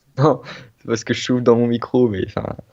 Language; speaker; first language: French; native; French